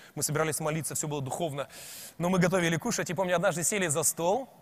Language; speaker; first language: Russian; native; Russian